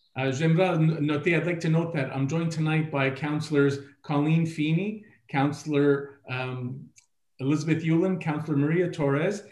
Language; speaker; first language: English; native; English